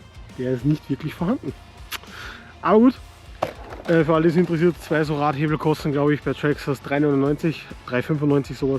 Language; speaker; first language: German; native; German